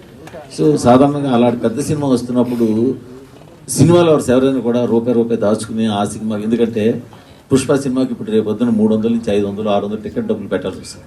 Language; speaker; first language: Telugu; native; Telugu